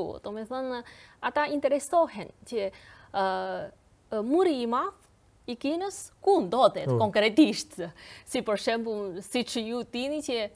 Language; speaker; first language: Albanian; non-native, fluent; Chinese